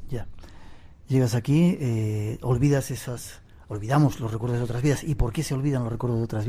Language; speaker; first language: Spanish; native; Spanish